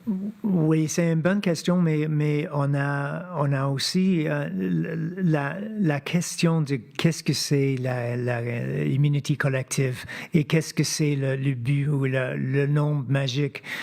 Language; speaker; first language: French; non-native, fluent; English